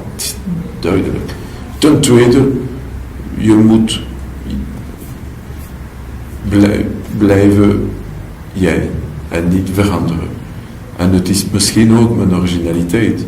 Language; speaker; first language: Dutch; non-native, local second language; French